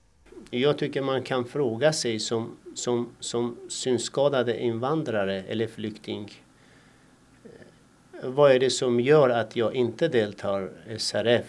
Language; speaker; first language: Swedish; non-native, fluent; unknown